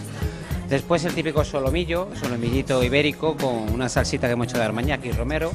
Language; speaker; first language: Spanish; native; Spanish